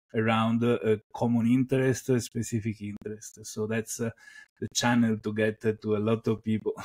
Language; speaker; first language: English; non-native, fluent; Italian